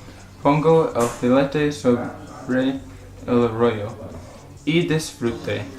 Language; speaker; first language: Spanish; non-native, learner; English